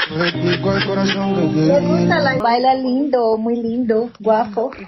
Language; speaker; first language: Spanish; non-native, learner; Portuguese